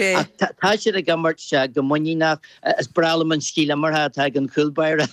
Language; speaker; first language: Irish; native; Irish